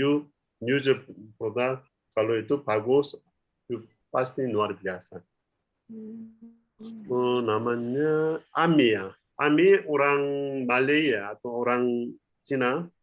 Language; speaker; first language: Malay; non-native, learner; Korean